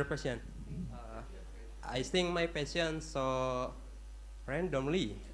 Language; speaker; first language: English; non-native, learner; Indonesian